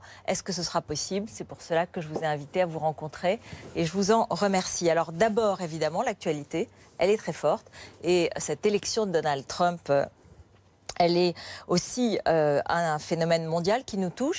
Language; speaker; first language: French; native; French